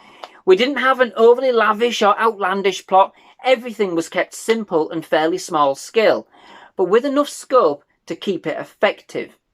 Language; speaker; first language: English; native; English